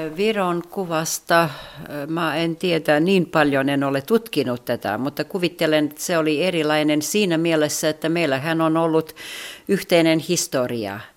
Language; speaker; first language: Finnish; non-native, fluent; Latvian